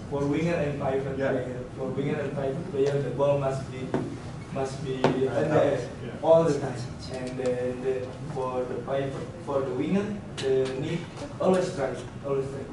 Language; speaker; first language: English; non-native, learner; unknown